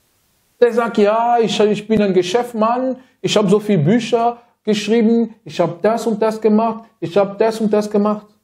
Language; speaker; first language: German; non-native, fluent; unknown